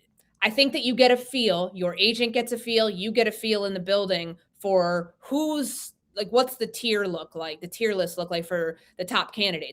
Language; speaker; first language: English; native; English